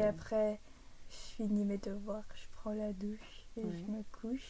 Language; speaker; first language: French; early bilingual, heritage; English